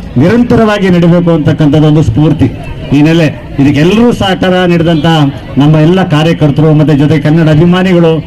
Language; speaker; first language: Kannada; native; Kannada